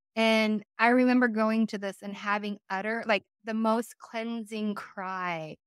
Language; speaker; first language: English; native; English